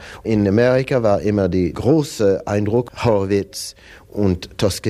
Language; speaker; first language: German; non-native, fluent; English